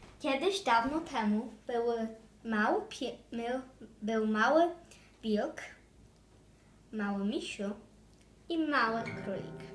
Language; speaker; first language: Polish; early bilingual, heritage; Polish